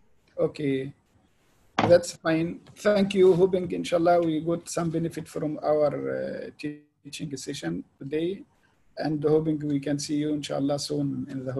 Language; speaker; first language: English; non-native, fluent; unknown